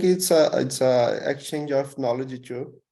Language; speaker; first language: English; non-native, learner; Portuguese